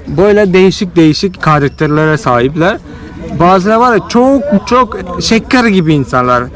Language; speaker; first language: Turkish; non-native, fluent; Malayalam